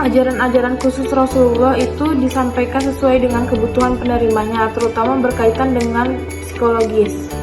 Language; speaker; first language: Indonesian; native; Indonesian